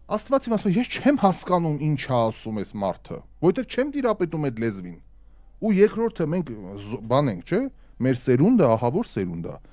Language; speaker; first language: Armenian; native; Armenian